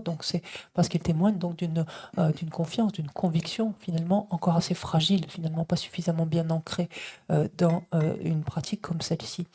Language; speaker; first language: French; native; French